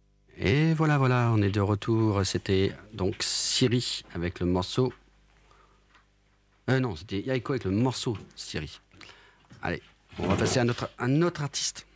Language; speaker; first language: French; native; French